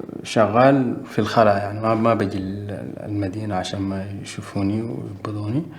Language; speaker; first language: Arabic; native; Arabic